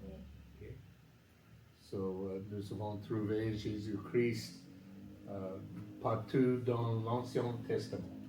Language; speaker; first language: French; non-native, learner; English